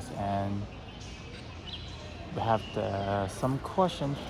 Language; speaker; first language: English; non-native, learner; Chinese